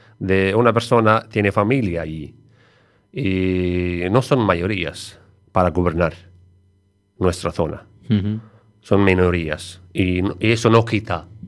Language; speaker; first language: Spanish; non-native, fluent; Arabic